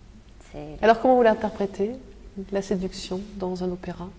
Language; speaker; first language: French; native; French